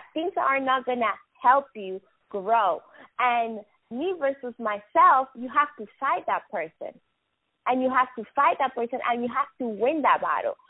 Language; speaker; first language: English; non-native, fluent; Spanish